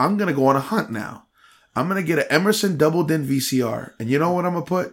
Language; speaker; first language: English; early bilingual, other home language; Spanish